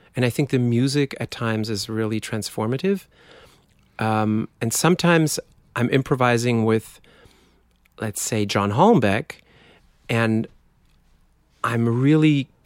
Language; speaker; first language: English; non-native, fluent; German